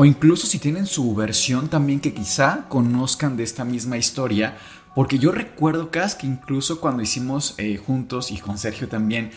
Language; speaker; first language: Spanish; native; Spanish